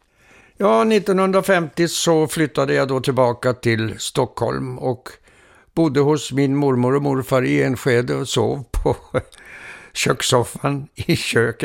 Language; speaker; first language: Swedish; early bilingual, heritage; Swedish